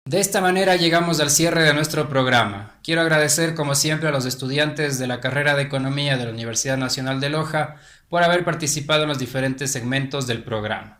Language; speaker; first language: Spanish; native; Spanish